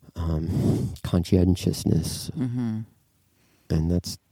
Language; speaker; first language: English; native; English